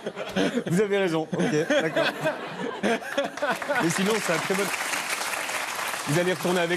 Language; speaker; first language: French; native; French